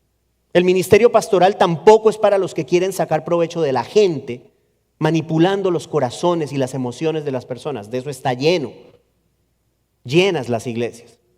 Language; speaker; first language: Spanish; native; Spanish